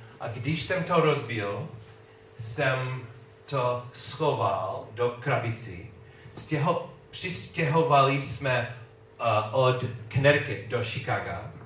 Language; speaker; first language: Czech; non-native, learner; English